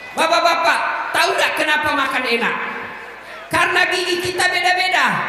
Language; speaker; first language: Indonesian; non-native, local second language; Buginese